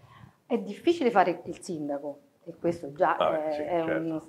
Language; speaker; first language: Italian; native; Italian